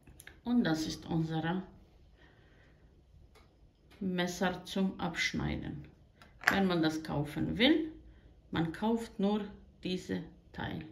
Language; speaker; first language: German; non-native, fluent; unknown